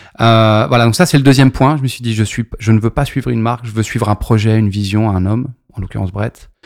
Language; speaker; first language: French; native; French